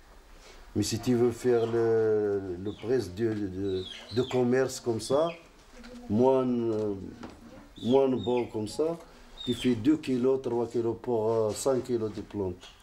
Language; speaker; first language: French; non-native, local second language; Arabic